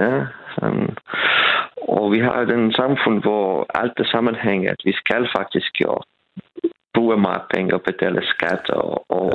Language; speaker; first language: Danish; non-native, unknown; Estonian